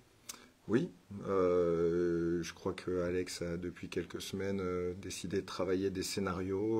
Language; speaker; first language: French; native; French